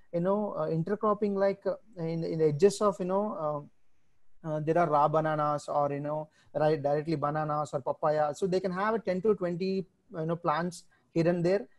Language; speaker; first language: English; non-native, local second language; Telugu